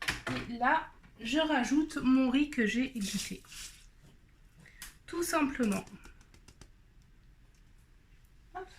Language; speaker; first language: French; native; French